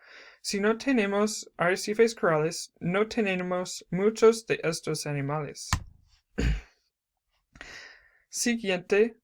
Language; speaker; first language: Spanish; non-native, learner; English